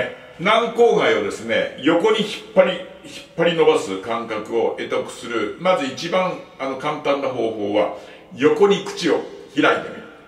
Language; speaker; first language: Japanese; native; Japanese